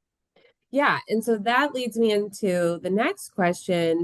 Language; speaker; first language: English; native; English